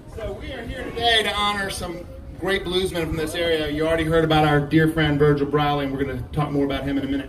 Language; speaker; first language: English; native; English